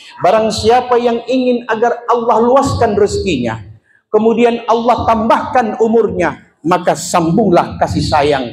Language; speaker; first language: Malay; native; Malay